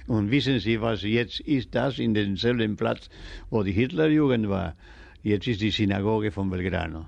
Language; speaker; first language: German; early bilingual, heritage; German